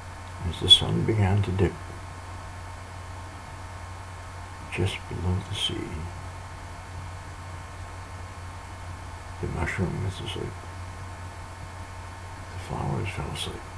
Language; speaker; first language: English; native; English